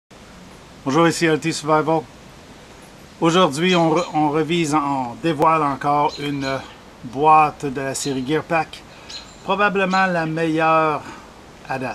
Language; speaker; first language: French; native; French